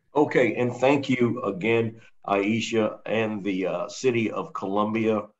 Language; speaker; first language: English; native; English